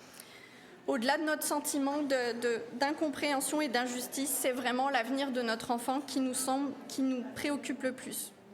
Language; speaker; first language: French; native; French